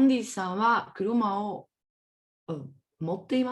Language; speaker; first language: Japanese; non-native, learner; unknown